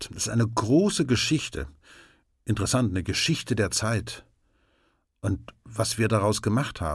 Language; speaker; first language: German; native; German